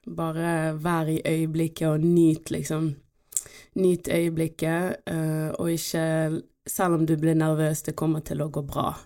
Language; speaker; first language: Norwegian; early bilingual, other home language; Portuguese